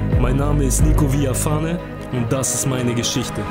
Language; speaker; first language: German; native; German